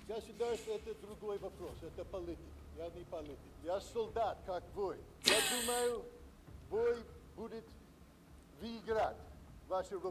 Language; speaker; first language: Russian; non-native, learner; English